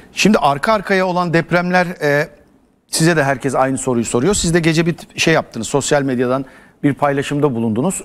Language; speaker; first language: Turkish; native; Turkish